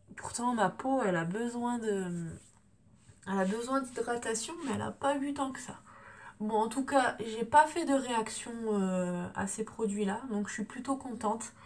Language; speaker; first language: French; native; French